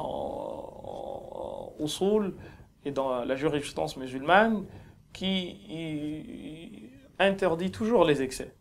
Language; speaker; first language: French; non-native, local second language; Ngazidja Comorian